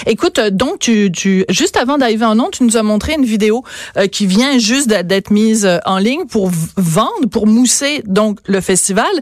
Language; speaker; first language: French; native; French